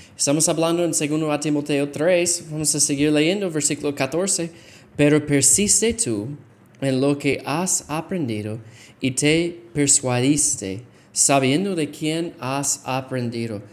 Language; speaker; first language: Spanish; non-native, fluent; English